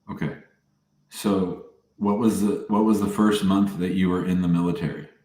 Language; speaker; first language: English; native; English